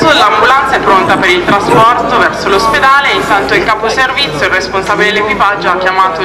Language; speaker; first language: Italian; native; Italian